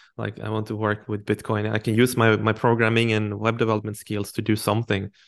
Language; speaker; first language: English; non-native, fluent; Swedish